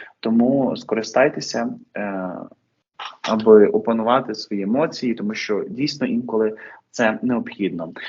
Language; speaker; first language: Ukrainian; native; Ukrainian